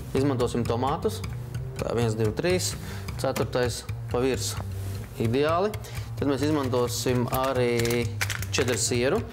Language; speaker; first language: Latvian; native; Latvian